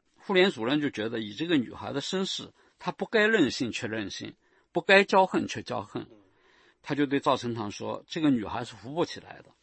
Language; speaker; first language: Chinese; native; Chinese